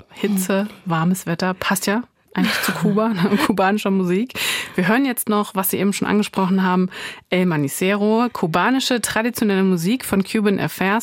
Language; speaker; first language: German; native; German